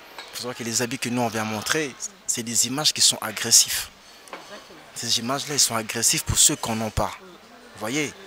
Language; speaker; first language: French; early bilingual, other home language; Lingala